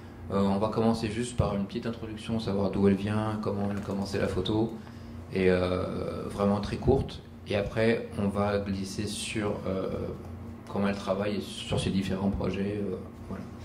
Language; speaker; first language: French; native; French